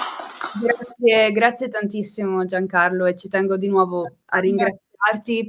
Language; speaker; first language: Italian; native; Italian